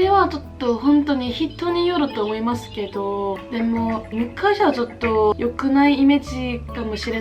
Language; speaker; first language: Japanese; non-native, learner; Korean